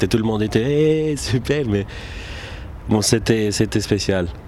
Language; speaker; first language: French; non-native, local second language; Turkish